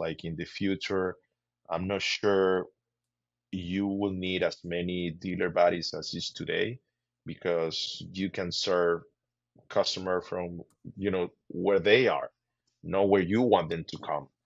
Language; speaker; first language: English; non-native, fluent; Spanish